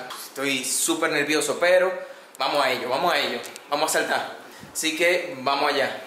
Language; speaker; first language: Spanish; native; Spanish